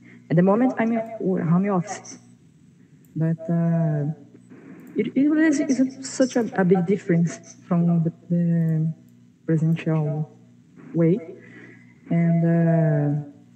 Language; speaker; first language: English; non-native, learner; Portuguese